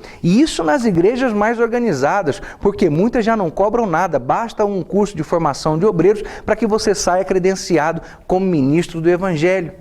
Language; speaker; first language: Portuguese; native; Portuguese